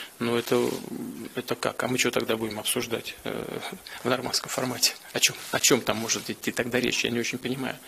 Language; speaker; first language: Russian; native; Russian